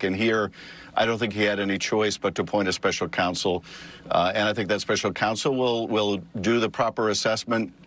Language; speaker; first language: English; native; English